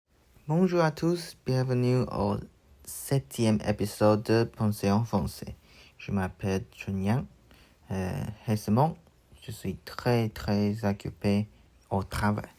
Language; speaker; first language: French; non-native, learner; Chinese